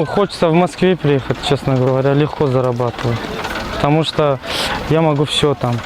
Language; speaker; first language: Russian; non-native, learner; Tajik